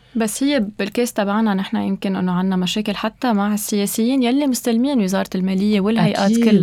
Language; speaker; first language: Arabic; native; Arabic